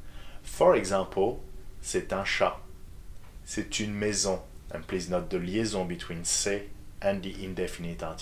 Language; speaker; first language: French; non-native, fluent; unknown